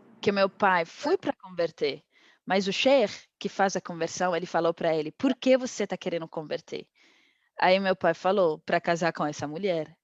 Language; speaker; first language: Portuguese; non-native, fluent; Arabic